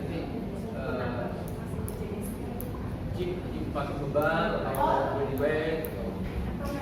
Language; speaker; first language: Indonesian; non-native, learner; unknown